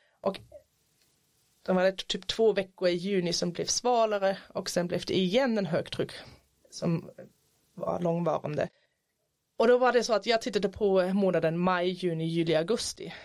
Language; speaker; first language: Swedish; non-native, fluent; German